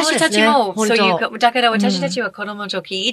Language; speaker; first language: Japanese; non-native, fluent; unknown